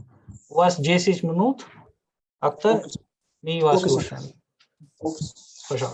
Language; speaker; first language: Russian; non-native, fluent; Hindi